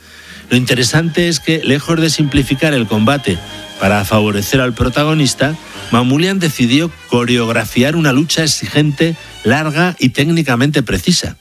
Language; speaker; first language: Spanish; native; Spanish